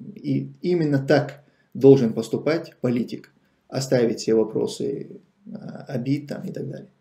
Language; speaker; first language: Russian; non-native, local second language; Chechen